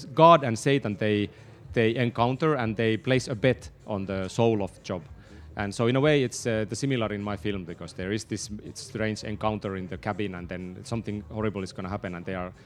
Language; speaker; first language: English; non-native, fluent; Finnish